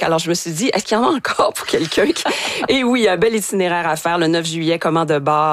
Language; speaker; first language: French; native; French